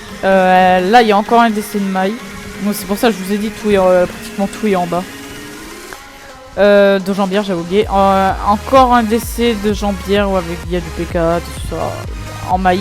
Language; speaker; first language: French; native; French